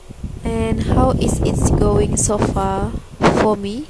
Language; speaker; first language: English; non-native, learner; Malay